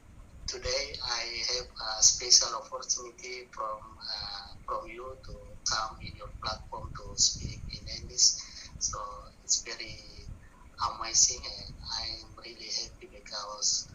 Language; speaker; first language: English; non-native, learner; Indonesian